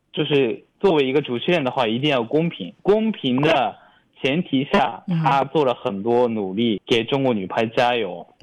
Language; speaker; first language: Chinese; non-native, fluent; Japanese